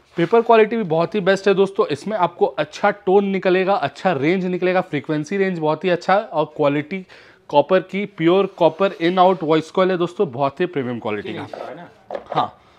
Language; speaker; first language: Hindi; native; Hindi